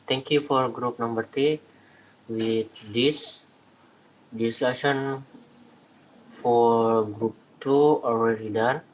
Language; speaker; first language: English; non-native, learner; Indonesian